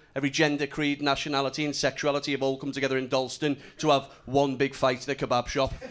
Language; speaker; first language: English; native; English